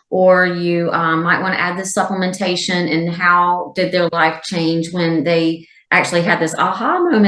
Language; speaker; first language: English; native; English